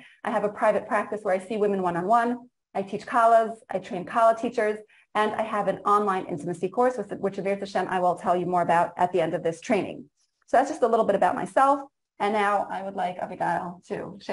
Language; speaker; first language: English; non-native, fluent; Hebrew